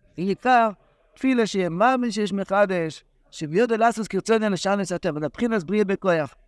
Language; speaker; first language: Hebrew; non-native, fluent; English